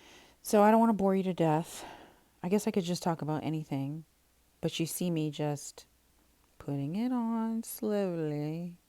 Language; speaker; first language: English; native; English